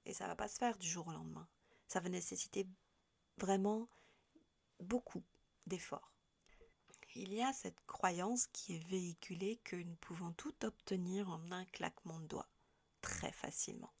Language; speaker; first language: French; native; French